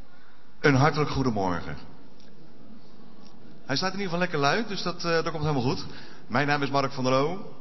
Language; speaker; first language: Dutch; native; Dutch